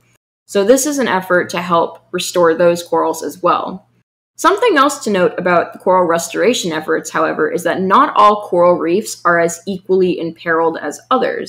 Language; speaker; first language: English; native; English